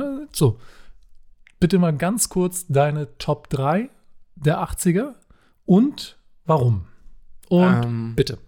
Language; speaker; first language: German; native; German